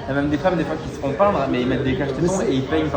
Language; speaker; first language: French; native; French